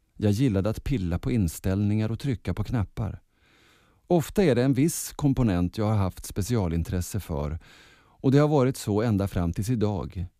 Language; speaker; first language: Swedish; early bilingual, other home language; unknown